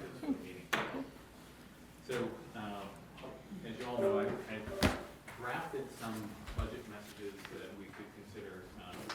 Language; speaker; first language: English; native; English